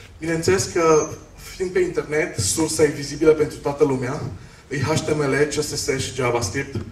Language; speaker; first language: Romanian; non-native, local second language; Hungarian